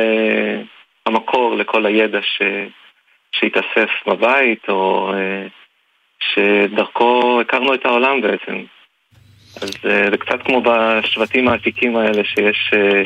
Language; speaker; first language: Hebrew; native; Hebrew